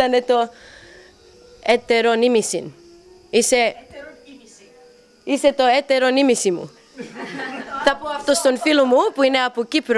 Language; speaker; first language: Greek; early bilingual, heritage; English